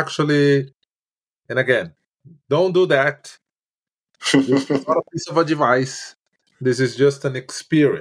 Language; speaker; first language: English; non-native, fluent; Portuguese